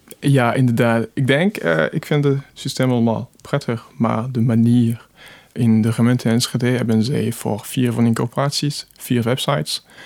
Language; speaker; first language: Dutch; non-native, fluent; French